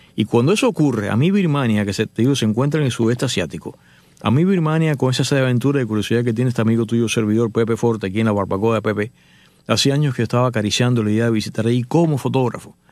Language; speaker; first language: Spanish; native; Spanish